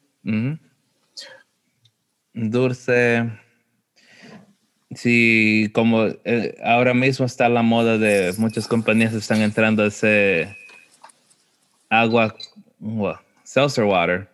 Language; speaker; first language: Spanish; early bilingual, heritage; Spanish